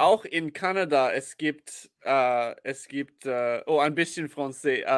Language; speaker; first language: German; non-native, learner; English